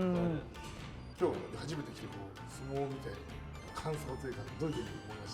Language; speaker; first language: Japanese; native; Japanese